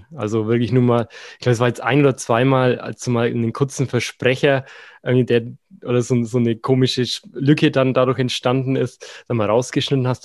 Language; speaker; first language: German; native; German